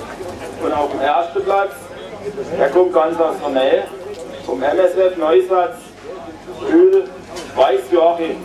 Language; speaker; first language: German; native; German